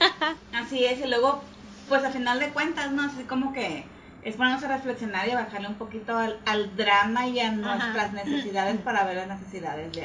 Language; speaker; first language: Spanish; native; Spanish